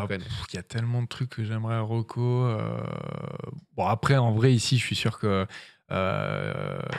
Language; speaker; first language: French; native; French